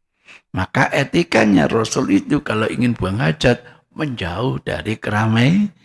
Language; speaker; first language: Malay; non-native, local second language; Javanese